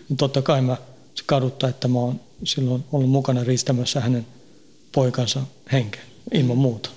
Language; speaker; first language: Finnish; early bilingual, heritage; Finnish